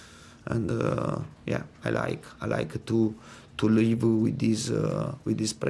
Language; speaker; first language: English; non-native, fluent; Italian